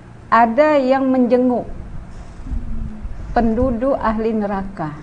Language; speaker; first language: Indonesian; native; Indonesian